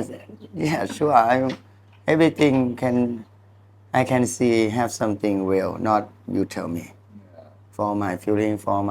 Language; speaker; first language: English; non-native, learner; Thai